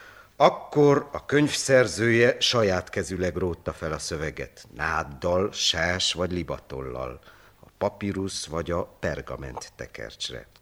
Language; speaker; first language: Hungarian; native; Hungarian